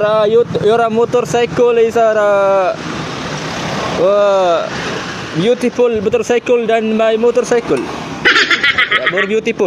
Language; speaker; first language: English; non-native, local second language; Cebuano